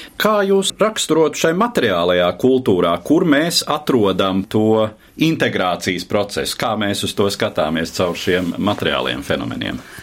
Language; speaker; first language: Latvian; native; Latvian